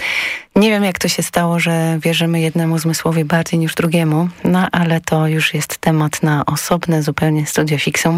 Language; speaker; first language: Polish; native; Polish